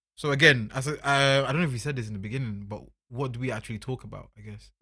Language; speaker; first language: English; non-native, local second language; Akan